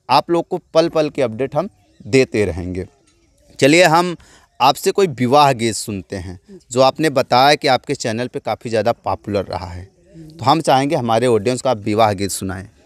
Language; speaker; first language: Hindi; native; Hindi